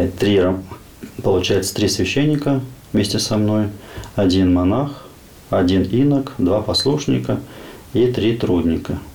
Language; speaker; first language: Russian; native; Russian